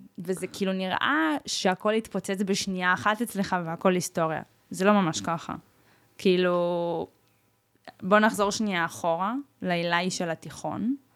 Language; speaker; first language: Hebrew; early bilingual, other home language; Russian